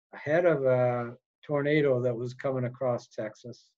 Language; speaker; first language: English; native; English